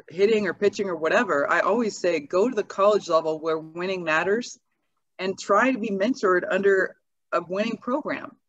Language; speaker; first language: English; native; English